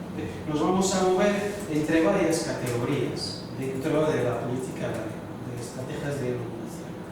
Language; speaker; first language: Spanish; non-native, fluent; Arabic